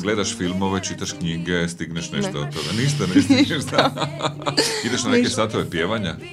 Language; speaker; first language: Croatian; native; Croatian